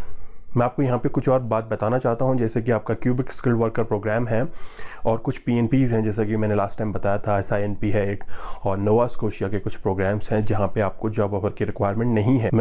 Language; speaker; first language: Hindi; native; Hindi